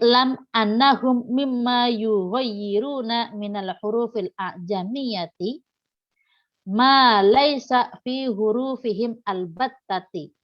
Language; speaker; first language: Arabic; non-native, fluent; Indonesian